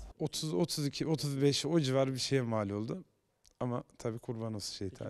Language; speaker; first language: Turkish; native; Turkish